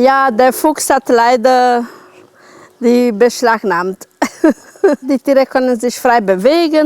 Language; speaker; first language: German; non-native, local second language; Romanian